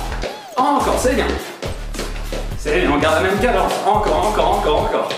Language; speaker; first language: French; native; French